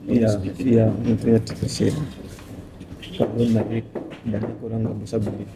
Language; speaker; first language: Indonesian; non-native, learner; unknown